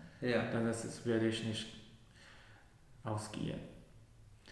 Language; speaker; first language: German; non-native, learner; Cantonese